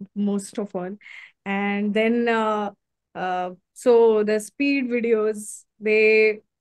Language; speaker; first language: English; non-native, local second language; Hindi